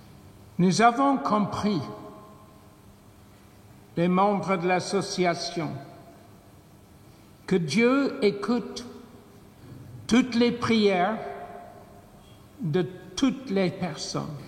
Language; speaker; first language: French; non-native, fluent; English